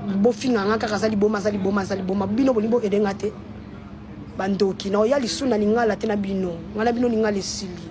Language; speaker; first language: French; non-native, local second language; Lingala